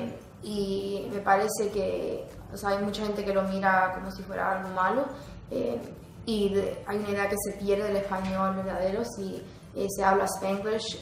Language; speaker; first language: Spanish; early bilingual, heritage; Spanish